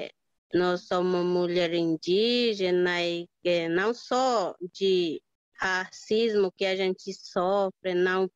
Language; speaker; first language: Portuguese; non-native, local second language; Guarani